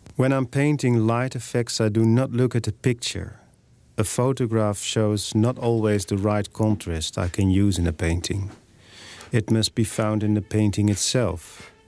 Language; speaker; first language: English; non-native, fluent; Dutch